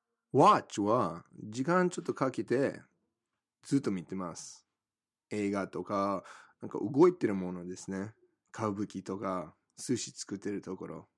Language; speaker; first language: Japanese; non-native, fluent; English